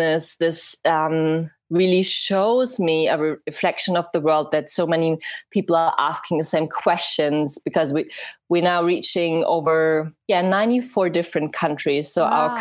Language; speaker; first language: English; non-native, fluent; German